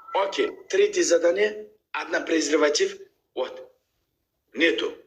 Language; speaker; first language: Russian; non-native, learner; Uzbek